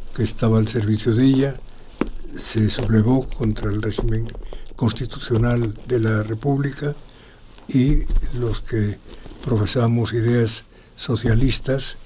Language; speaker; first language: Spanish; native; Spanish